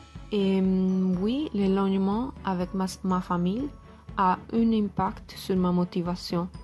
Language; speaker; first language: French; non-native, learner; Italian